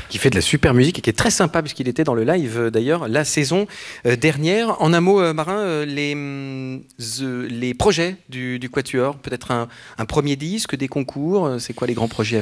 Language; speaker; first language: French; native; French